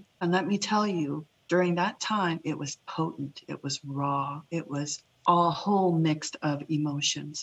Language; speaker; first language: English; early bilingual, other home language; Lao